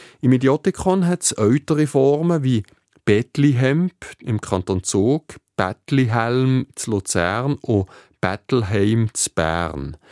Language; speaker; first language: German; native; German